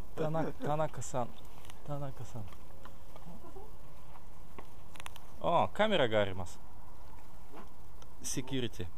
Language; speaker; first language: Japanese; non-native, learner; Russian